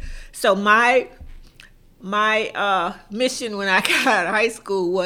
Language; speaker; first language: English; native; English